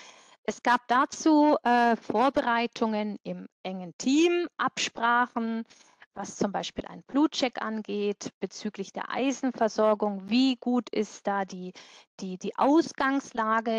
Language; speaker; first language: German; native; German